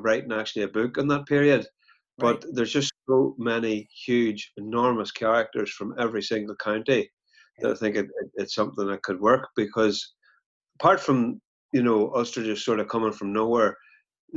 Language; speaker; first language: English; native; English